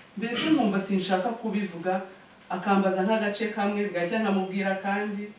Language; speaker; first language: Kinyarwanda; native; Kinyarwanda